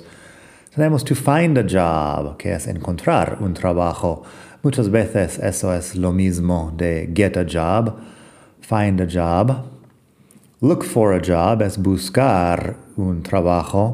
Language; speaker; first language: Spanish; non-native, fluent; English